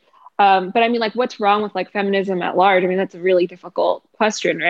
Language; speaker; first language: English; native; English